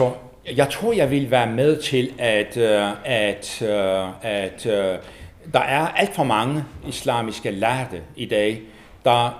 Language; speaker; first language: Danish; non-native, fluent; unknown